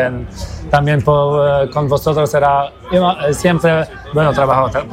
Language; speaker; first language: Spanish; non-native, learner; Polish